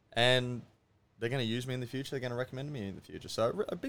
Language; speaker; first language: English; native; English